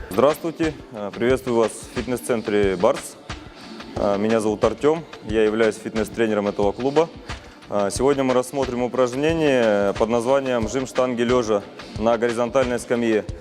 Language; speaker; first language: Russian; native; Russian